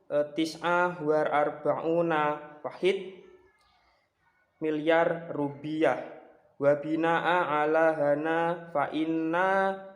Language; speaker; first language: Arabic; non-native, learner; Indonesian